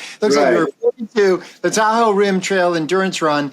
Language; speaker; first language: English; native; English